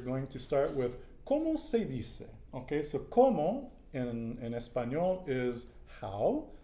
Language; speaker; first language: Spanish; non-native, learner; English